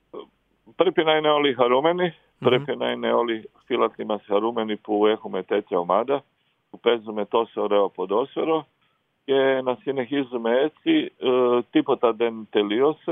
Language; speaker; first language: Greek; non-native, fluent; Croatian